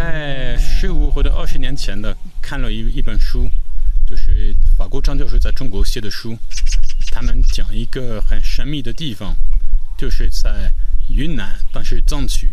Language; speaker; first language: Chinese; non-native, fluent; French